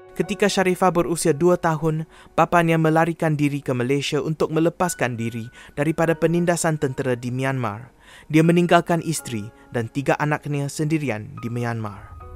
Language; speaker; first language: Malay; native; Malay